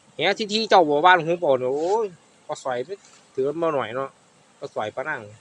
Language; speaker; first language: Thai; native; Thai